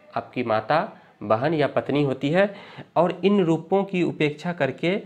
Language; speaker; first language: Hindi; native; Hindi